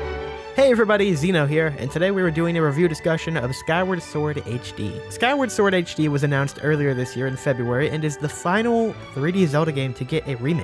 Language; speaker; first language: English; native; English